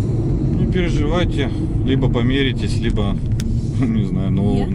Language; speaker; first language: Russian; native; Russian